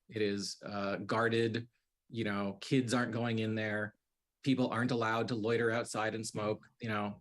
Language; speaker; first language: English; native; English